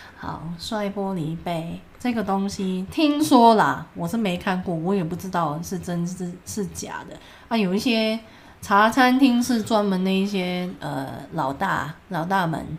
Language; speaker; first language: Chinese; non-native, local second language; Cantonese